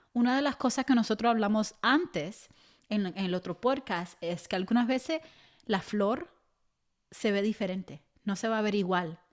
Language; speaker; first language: Spanish; early bilingual, heritage; Spanish